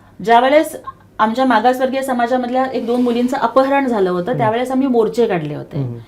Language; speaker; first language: Marathi; non-native, local second language; Telugu